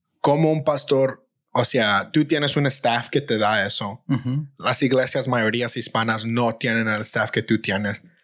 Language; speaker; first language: Spanish; early bilingual, heritage; Spanish